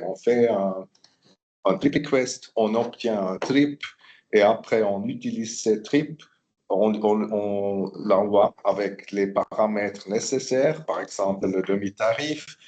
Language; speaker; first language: French; non-native, local second language; German